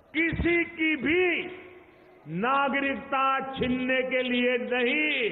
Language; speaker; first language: Hindi; non-native, local second language; Gujarati